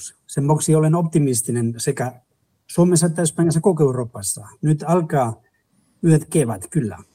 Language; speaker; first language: Finnish; non-native, fluent; Spanish